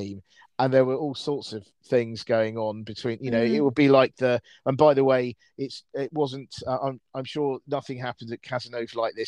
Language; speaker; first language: English; native; English